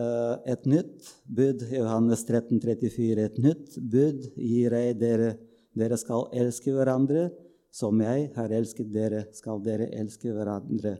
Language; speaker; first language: Norwegian; non-native, fluent; Bulgarian